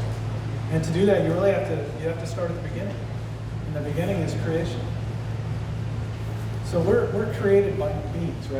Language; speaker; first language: English; native; English